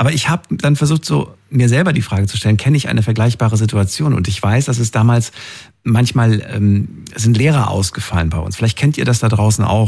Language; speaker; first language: German; native; German